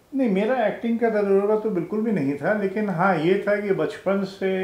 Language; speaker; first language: Hindi; native; Hindi